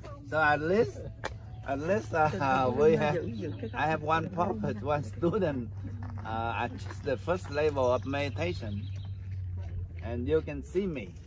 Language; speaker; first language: English; non-native, learner; Vietnamese